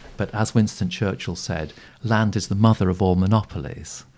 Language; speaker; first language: English; native; English